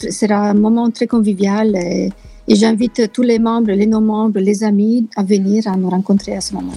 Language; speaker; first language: French; non-native, fluent; Italian